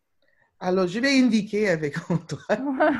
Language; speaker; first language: French; non-native, fluent; English